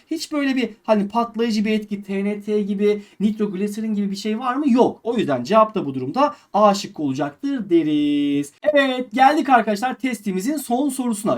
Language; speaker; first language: Turkish; native; Turkish